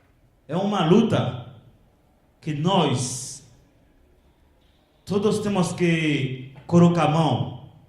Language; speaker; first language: Portuguese; non-native, local second language; Haitian Creole